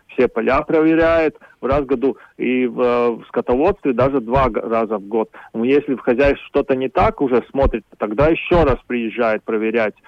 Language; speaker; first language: Russian; non-native, local second language; Latvian